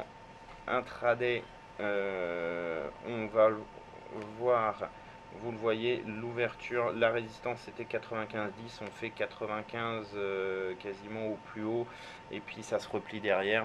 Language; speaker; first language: French; native; French